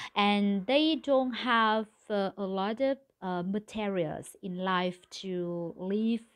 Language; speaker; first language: English; non-native, learner; Vietnamese